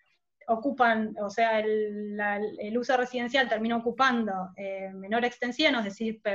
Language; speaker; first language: Spanish; native; Spanish